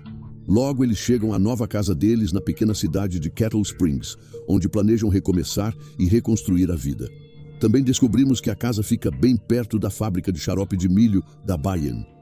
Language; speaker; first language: Portuguese; native; Portuguese